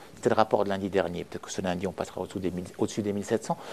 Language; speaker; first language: French; non-native, local second language; Arabic